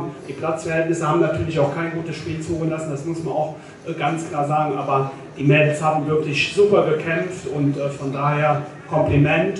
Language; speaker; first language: German; native; German